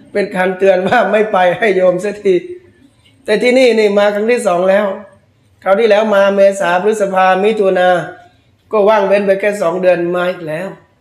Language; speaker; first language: Thai; native; Thai